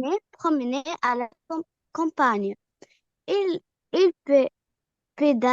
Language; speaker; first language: French; non-native, learner; Arabic